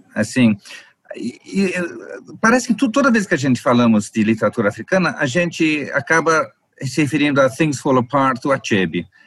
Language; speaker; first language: Portuguese; native; Portuguese